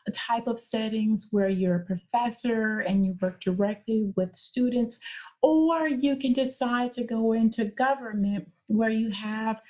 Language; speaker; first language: English; native; English